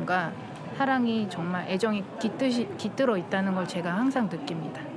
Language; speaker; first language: Korean; native; Korean